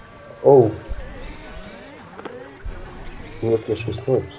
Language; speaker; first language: German; non-native, local second language; Luxembourgish